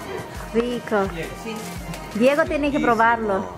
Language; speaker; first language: Spanish; non-native, learner; Portuguese